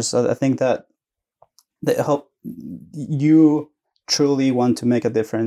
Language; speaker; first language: English; non-native, fluent; Spanish